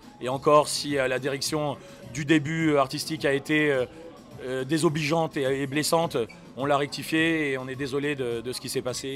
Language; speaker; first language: French; native; French